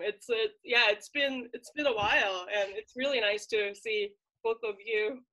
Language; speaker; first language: English; non-native, fluent; Korean